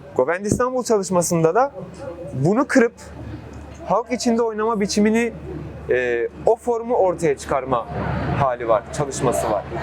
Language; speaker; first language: Turkish; non-native, local second language; Kurdish